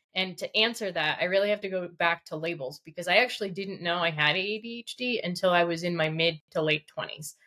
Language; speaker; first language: English; early bilingual, other home language; Russian